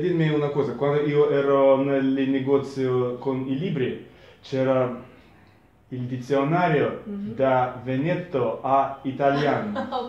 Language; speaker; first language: Italian; non-native, learner; Russian